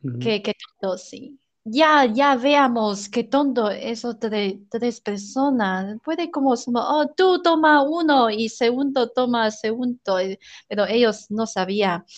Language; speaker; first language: Spanish; non-native, learner; Chinese